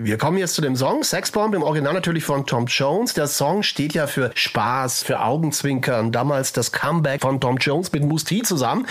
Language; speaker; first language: German; native; German